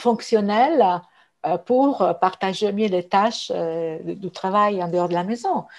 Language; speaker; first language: French; non-native, local second language; Italian